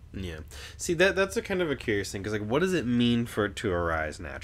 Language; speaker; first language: English; native; English